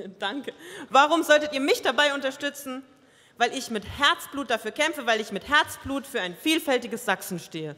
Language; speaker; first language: German; early bilingual, other home language; Croatian